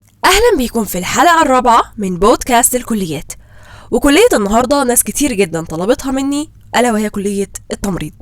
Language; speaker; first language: Arabic; native; Arabic